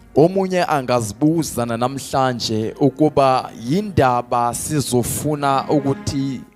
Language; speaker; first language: Zulu; non-native, local second language; South Ndebele